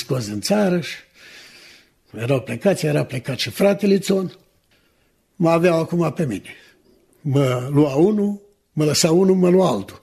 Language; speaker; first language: Romanian; native; Romanian